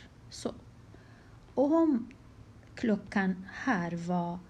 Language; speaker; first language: Swedish; non-native, fluent; Kurdish